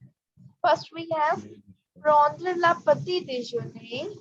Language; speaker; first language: French; non-native, fluent; Hindi